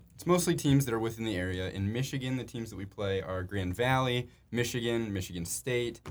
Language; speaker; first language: English; native; English